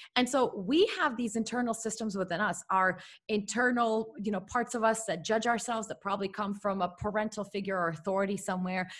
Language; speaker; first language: English; early bilingual, other home language; Russian